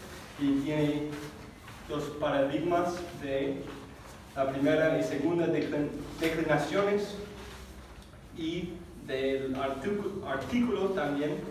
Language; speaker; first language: Spanish; non-native, fluent; English